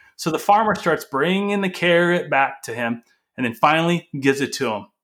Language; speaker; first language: English; early bilingual, other home language; Portuguese